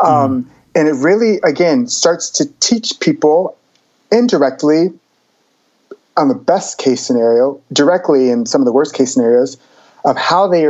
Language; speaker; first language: English; native; English